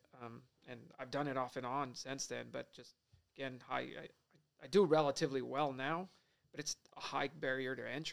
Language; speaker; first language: English; native; English